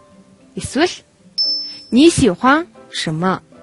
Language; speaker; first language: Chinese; non-native, fluent; Mongolian